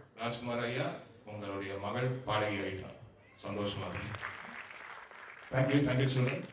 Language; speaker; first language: Tamil; native; Tamil